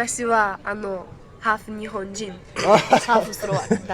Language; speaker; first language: Japanese; non-native, learner; Slovak